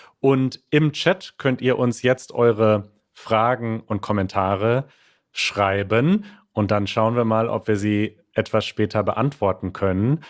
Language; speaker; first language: German; native; German